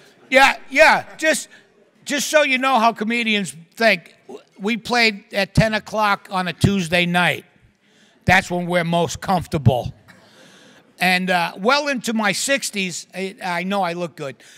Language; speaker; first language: English; native; English